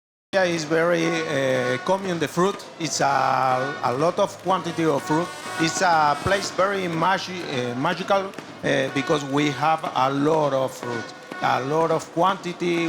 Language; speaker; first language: English; non-native, learner; Spanish